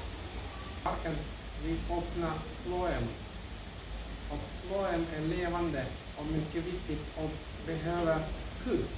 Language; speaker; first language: Swedish; non-native, learner; Russian